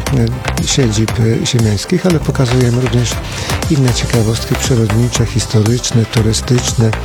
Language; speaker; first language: Polish; native; Polish